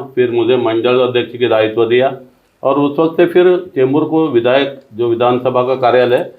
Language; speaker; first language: Hindi; non-native, local second language; Marathi